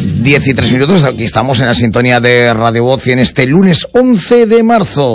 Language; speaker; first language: Spanish; native; Spanish